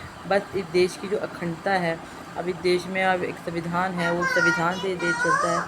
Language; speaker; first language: Hindi; native; Hindi